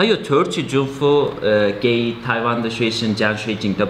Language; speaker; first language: Chinese; non-native, learner; Turkish